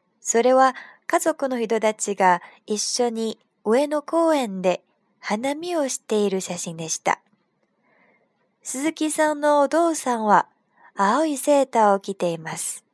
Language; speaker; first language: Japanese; non-native, fluent; Chinese